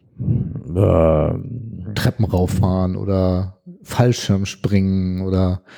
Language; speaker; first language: German; native; German